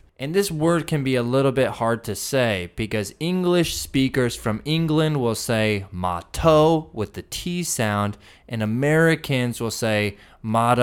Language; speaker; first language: English; native; English